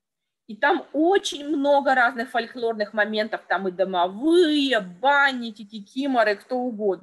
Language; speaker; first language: Russian; native; Russian